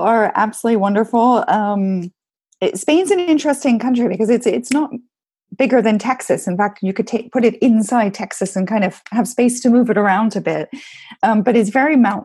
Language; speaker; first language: English; native; English